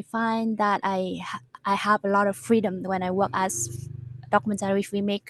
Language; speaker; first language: English; non-native, learner; Vietnamese